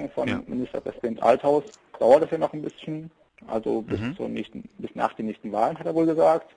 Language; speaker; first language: German; native; German